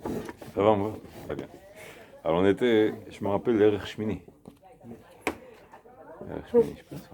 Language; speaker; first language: French; native; French